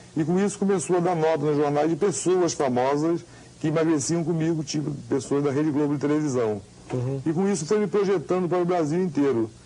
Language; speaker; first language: Portuguese; native; Portuguese